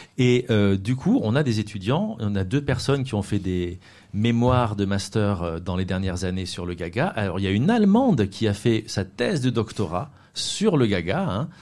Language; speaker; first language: French; native; French